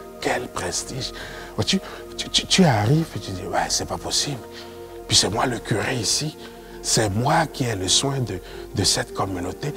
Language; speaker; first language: French; non-native, local second language; Yoruba